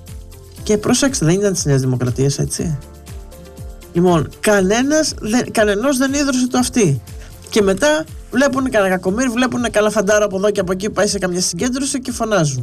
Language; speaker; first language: Greek; native; Greek